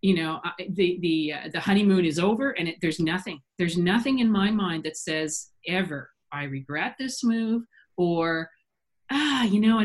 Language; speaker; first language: English; native; English